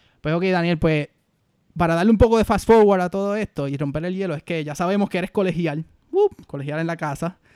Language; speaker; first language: Spanish; native; Spanish